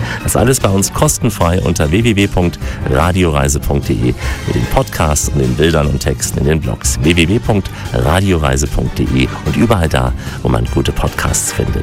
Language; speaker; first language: German; native; German